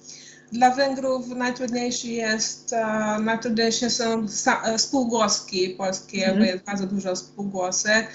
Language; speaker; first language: Polish; non-native, fluent; Hungarian